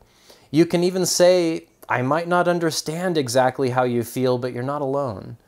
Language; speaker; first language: English; native; English